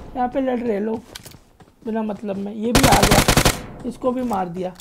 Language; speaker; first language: Hindi; native; Hindi